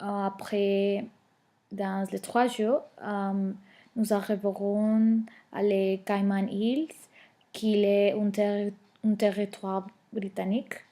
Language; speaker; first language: French; non-native, learner; Spanish